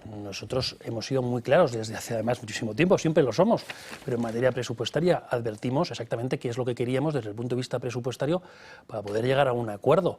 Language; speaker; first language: Spanish; native; Spanish